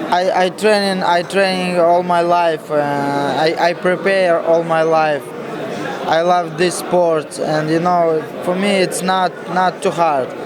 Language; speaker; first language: English; non-native, learner; Russian